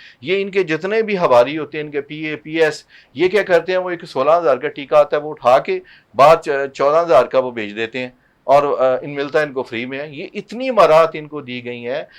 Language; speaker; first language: Urdu; non-native, local second language; Punjabi